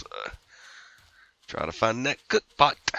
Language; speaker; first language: English; native; English